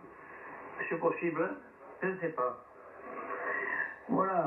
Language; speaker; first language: French; native; French